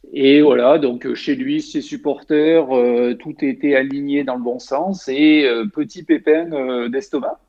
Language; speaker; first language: French; native; French